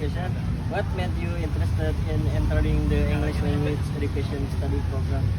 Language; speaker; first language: English; non-native, learner; Indonesian